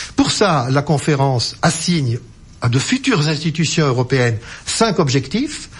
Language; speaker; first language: French; native; French